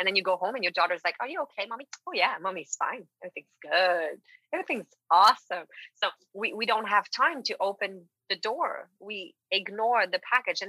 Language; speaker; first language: English; non-native, fluent; French